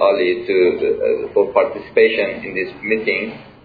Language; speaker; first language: English; non-native, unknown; Persian